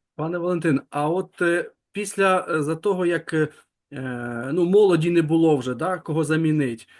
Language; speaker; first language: Ukrainian; native; Ukrainian